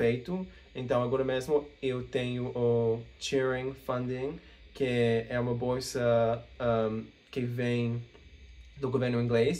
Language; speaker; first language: Portuguese; non-native, fluent; English